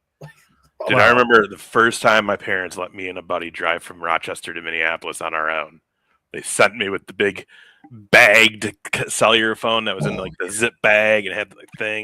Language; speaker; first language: English; native; English